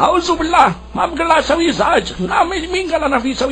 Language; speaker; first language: Arabic; non-native, learner; Urdu